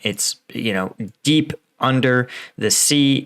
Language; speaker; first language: English; native; English